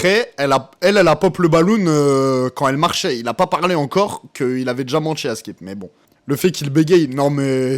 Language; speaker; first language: French; native; French